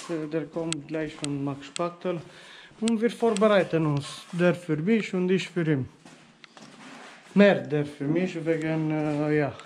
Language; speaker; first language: German; non-native, learner; Romanian